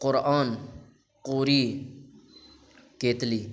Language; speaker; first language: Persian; non-native, fluent; Urdu